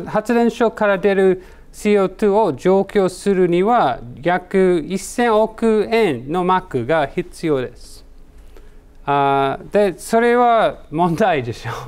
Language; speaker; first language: Japanese; non-native, learner; English